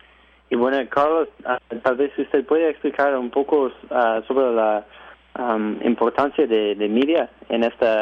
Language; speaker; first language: Spanish; non-native, learner; English